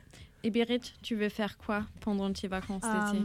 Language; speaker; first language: French; non-native, fluent; German